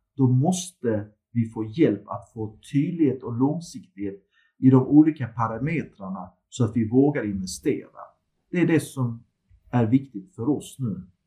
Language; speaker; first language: Swedish; early bilingual, other home language; Turkish